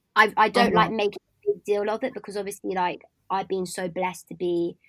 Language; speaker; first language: English; native; English